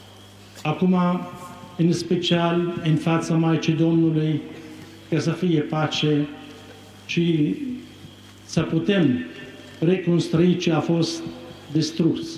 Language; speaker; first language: Romanian; non-native, fluent; Arabic